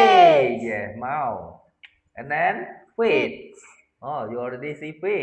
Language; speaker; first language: English; non-native, learner; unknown